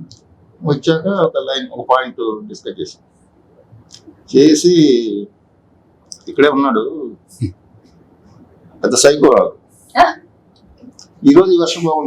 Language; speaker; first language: Telugu; native; Telugu